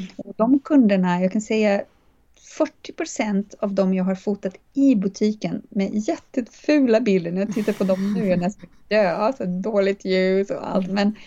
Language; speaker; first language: Swedish; non-native, fluent; Portuguese